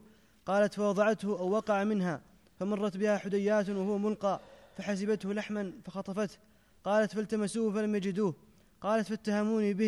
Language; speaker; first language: Arabic; native; Arabic